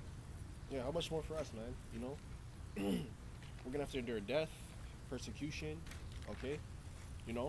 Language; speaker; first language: English; native; English